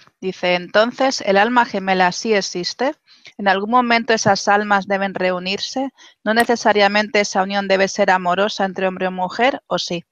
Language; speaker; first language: Spanish; native; Spanish